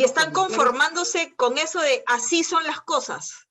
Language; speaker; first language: Spanish; native; Spanish